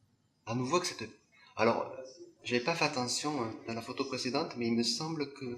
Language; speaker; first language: French; native; French